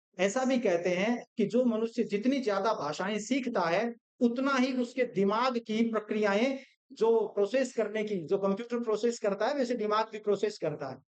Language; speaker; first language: Hindi; non-native, local second language; Gujarati